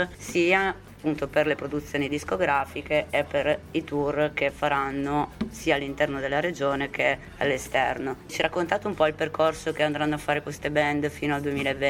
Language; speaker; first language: Italian; native; Italian